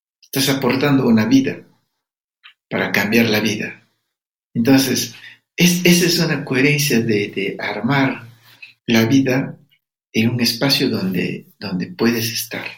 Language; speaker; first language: Spanish; non-native, local second language; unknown